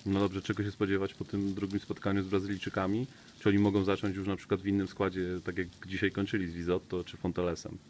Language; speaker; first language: Polish; native; Polish